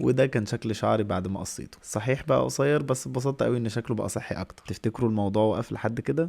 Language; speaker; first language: Arabic; native; Arabic